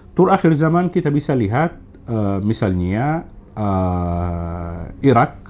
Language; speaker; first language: Indonesian; non-native, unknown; Arabic